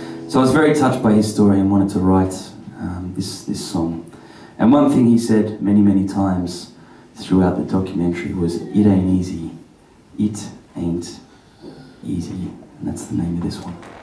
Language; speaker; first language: English; native; English